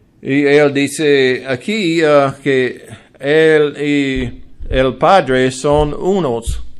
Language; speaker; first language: Spanish; non-native, learner; English